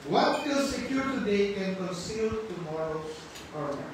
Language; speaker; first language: English; non-native, local second language; Filipino